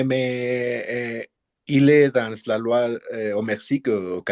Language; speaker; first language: French; non-native, fluent; Spanish